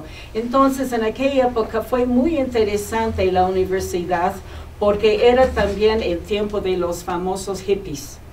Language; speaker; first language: Spanish; non-native, fluent; English